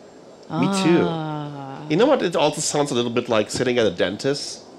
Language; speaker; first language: English; non-native, fluent; German